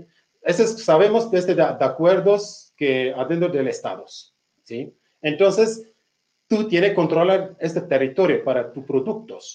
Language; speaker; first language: Spanish; non-native, fluent; Kurdish